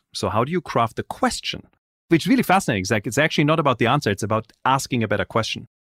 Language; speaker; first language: English; non-native, fluent; German